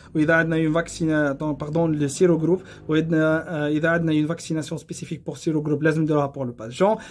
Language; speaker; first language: French; non-native, local second language; Arabic